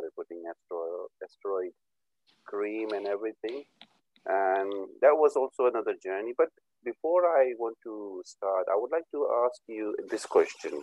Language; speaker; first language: English; non-native, local second language; Urdu